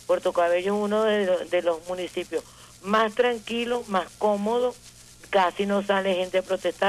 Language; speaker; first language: Spanish; native; Spanish